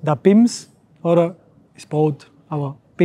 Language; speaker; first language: German; native; German